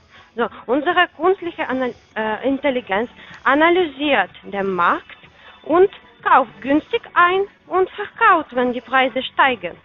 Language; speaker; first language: German; non-native, fluent; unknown